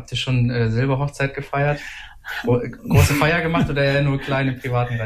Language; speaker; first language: German; native; German